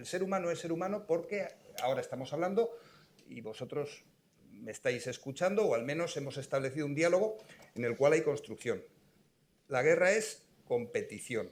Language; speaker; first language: Spanish; native; Spanish